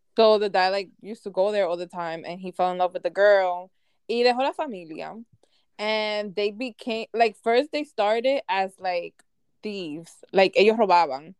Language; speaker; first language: English; early bilingual, other home language; Spanish